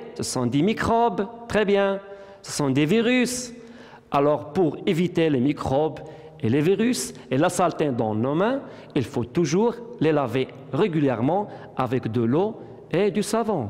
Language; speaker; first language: French; non-native, local second language; Arabic